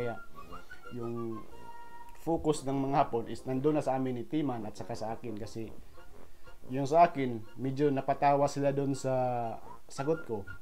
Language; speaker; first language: Filipino; non-native, local second language; Cebuano